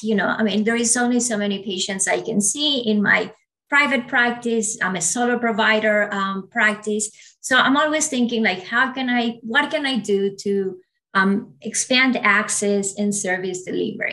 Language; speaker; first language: English; non-native, fluent; Spanish